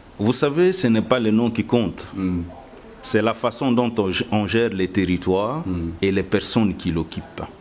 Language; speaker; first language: French; non-native, local second language; Lingala